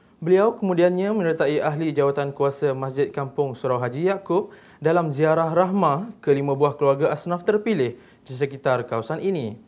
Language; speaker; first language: Malay; native; Malay